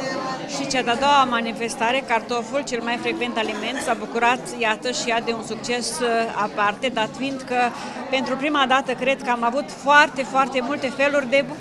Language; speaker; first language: Romanian; native; Romanian